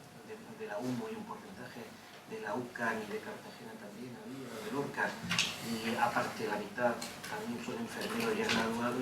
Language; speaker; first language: Spanish; native; Spanish